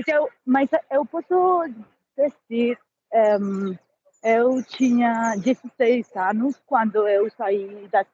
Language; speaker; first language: Portuguese; non-native, learner; Spanish